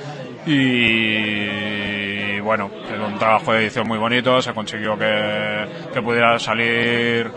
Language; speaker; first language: Spanish; native; Spanish